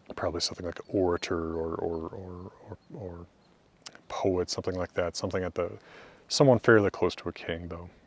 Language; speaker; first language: English; native; English